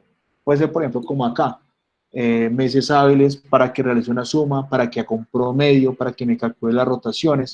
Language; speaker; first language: Spanish; native; Spanish